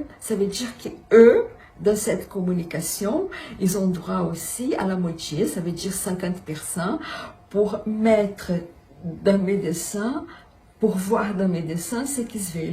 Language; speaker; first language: French; non-native, fluent; Portuguese